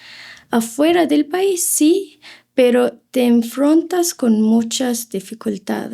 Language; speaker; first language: Spanish; non-native, fluent; Arabic